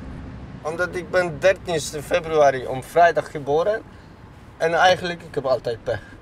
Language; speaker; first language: Dutch; non-native, learner; Polish